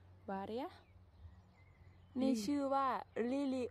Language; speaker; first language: Hungarian; non-native, learner; Thai